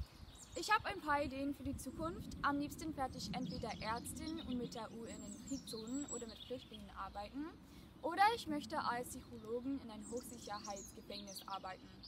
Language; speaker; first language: German; non-native, fluent; English